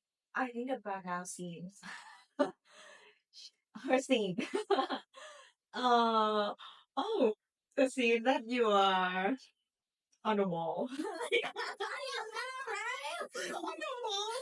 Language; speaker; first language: English; non-native, learner; Thai